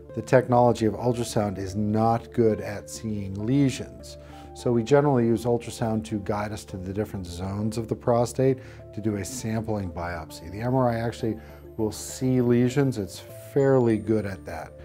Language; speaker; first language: English; native; English